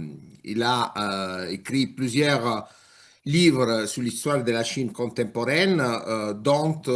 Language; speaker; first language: French; non-native, fluent; Italian